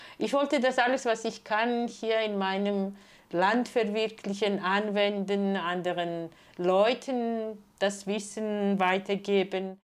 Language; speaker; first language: German; non-native, fluent; Georgian